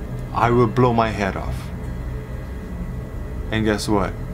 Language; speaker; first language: English; non-native, local second language; Malay